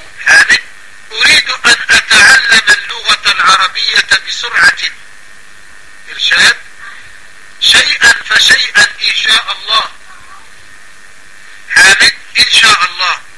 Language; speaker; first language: Arabic; non-native, fluent; French